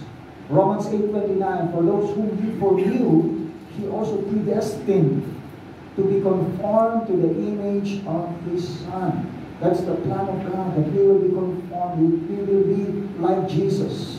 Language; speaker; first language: English; non-native, local second language; Filipino